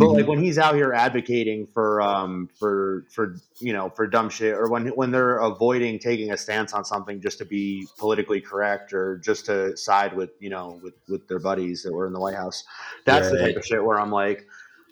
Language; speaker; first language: English; native; English